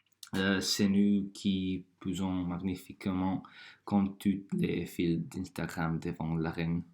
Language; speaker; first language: French; non-native, learner; Croatian